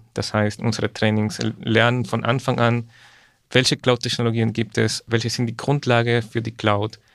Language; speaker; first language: German; non-native, fluent; Spanish